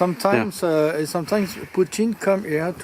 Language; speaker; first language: English; non-native, learner; French